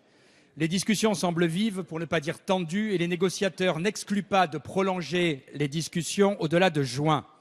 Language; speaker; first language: French; native; French